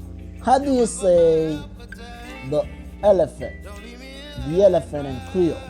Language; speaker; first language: English; non-native, fluent; Haitian Creole